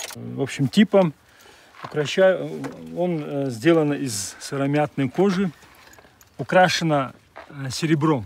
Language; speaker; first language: Russian; native; Russian